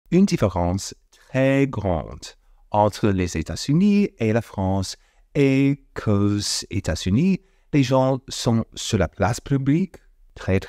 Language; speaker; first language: French; non-native, fluent; English